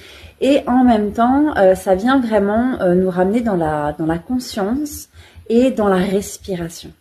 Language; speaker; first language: French; native; French